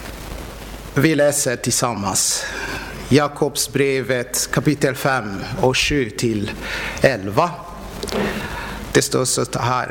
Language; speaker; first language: Swedish; non-native, fluent; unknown